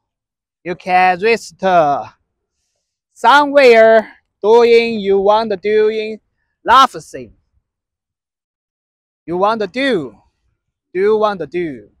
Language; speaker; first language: English; non-native, learner; Chinese